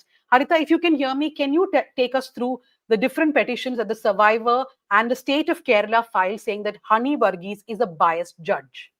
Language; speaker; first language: English; non-native, local second language; Malayalam